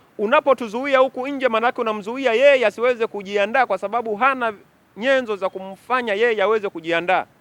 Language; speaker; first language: Swahili; native; Swahili